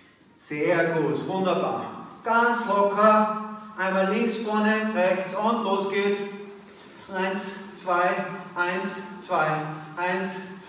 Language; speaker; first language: German; native; German